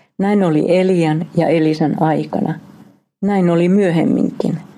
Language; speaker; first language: Finnish; native; Finnish